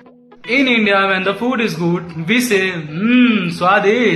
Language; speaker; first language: English; non-native, local second language; Hindi